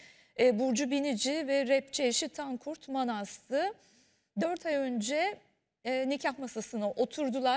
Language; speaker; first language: Turkish; native; Turkish